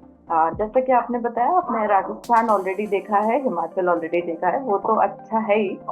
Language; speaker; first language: Hindi; native; Hindi